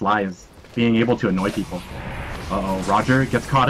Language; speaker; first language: English; native; English